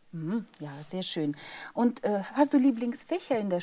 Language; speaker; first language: German; non-native, fluent; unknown